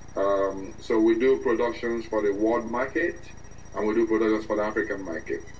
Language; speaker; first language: English; non-native, local second language; Igbo